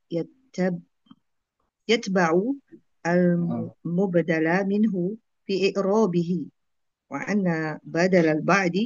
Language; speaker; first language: Arabic; non-native, learner; Indonesian